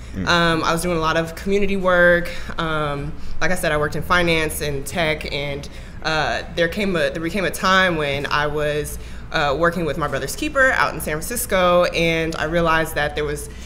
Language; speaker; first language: English; native; English